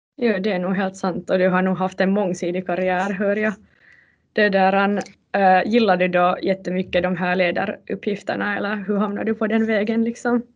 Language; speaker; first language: Swedish; native; Swedish